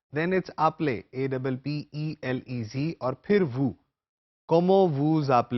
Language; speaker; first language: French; non-native, fluent; Urdu